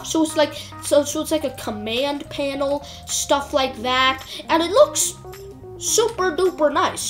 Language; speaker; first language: English; native; English